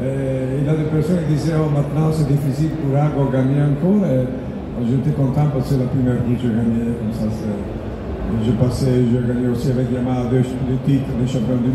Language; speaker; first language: French; non-native, learner; Italian